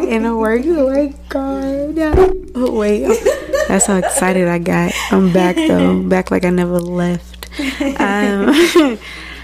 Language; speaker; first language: English; native; English